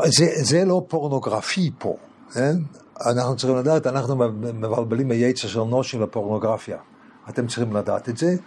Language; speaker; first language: Hebrew; non-native, fluent; English